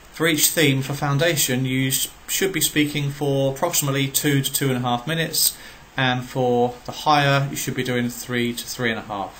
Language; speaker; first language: English; native; English